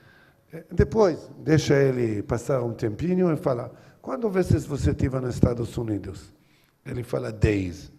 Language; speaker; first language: Portuguese; non-native, learner; Hebrew